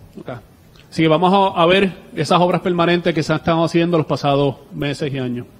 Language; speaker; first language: Spanish; native; Spanish